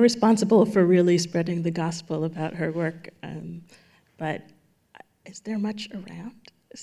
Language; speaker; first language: English; native; English